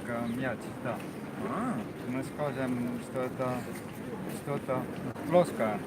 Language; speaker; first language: Russian; non-native, learner; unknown